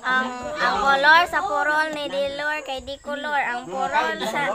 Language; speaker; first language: Cebuano; native; Cebuano